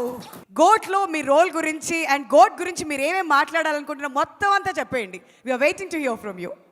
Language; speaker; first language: Telugu; native; Telugu